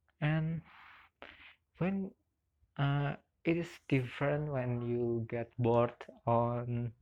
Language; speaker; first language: English; non-native, learner; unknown